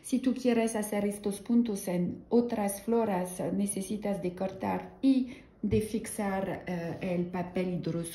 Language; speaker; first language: Spanish; non-native, learner; French